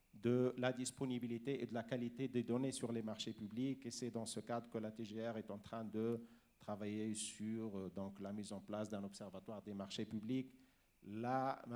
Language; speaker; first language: French; non-native, local second language; Arabic